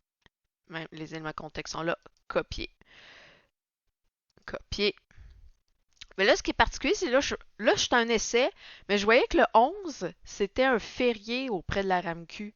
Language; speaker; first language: French; native; French